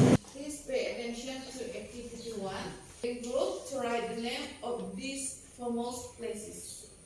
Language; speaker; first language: English; non-native, learner; Indonesian